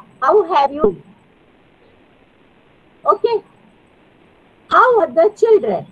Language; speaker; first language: English; non-native, learner; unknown